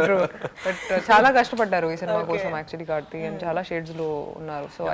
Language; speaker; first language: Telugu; non-native, local second language; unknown